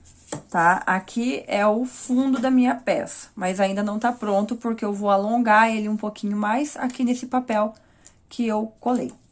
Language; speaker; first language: Portuguese; native; Portuguese